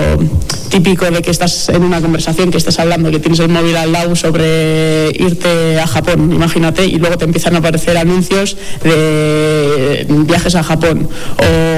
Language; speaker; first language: Spanish; native; Spanish